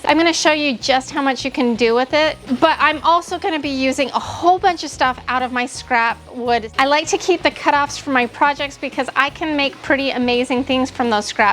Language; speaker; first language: English; native; English